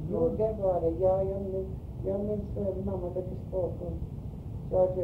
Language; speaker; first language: Swedish; early bilingual, heritage; Swedish